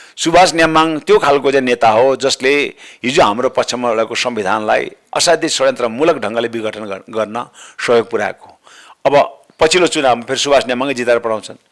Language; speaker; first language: Nepali; non-native, local second language; Sherpa